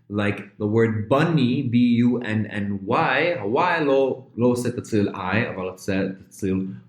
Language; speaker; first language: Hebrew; non-native, fluent; English